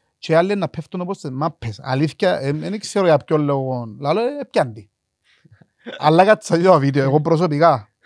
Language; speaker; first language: Greek; native; Greek